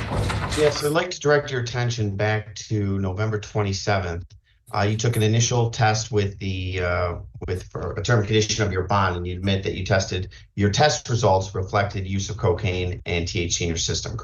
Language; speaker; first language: English; native; English